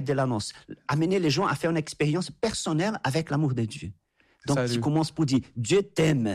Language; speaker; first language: French; non-native, fluent; Portuguese